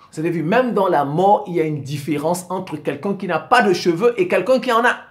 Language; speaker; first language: French; non-native, local second language; Sango